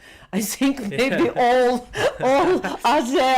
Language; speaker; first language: English; non-native, learner; Belarusian